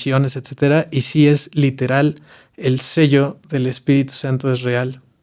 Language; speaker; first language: Spanish; native; Spanish